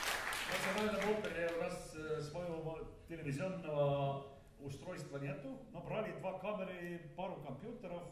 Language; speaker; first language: Russian; non-native, learner; Estonian